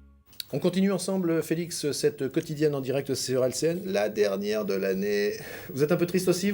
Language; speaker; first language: French; native; French